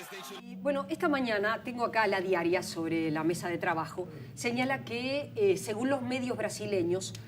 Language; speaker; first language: Spanish; native; Spanish